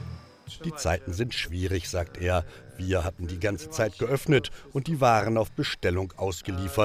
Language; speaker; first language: German; native; German